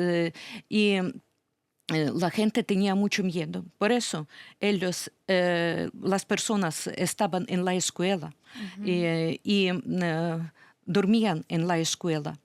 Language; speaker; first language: Spanish; non-native, fluent; Ukrainian